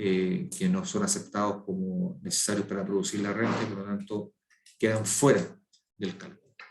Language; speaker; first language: Spanish; native; Spanish